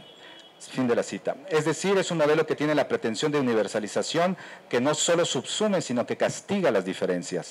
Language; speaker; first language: Spanish; native; Spanish